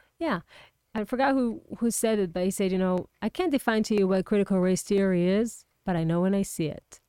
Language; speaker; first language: English; non-native, fluent; Hebrew